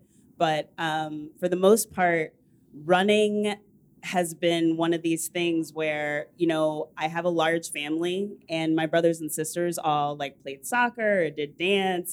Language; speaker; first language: English; native; English